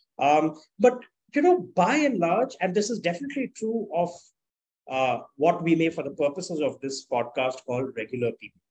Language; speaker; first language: English; non-native, local second language; Tamil